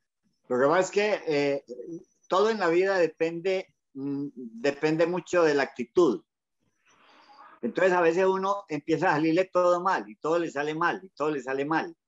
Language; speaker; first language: Spanish; native; Spanish